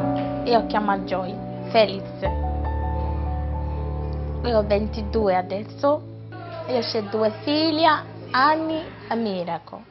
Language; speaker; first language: Italian; non-native, learner; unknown